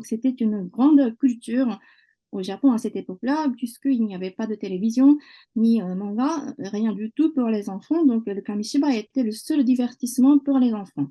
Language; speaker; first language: French; non-native, fluent; Japanese